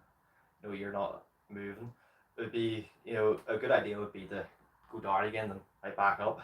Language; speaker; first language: English; native; English